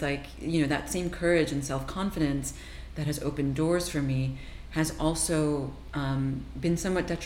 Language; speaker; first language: English; native; English